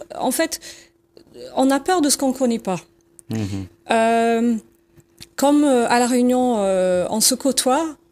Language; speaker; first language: French; non-native, fluent; English